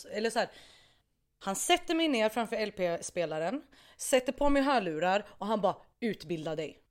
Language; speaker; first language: Swedish; early bilingual, other home language; Arabic